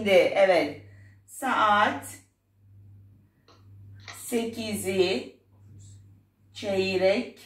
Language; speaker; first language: Turkish; non-native, fluent; Arabic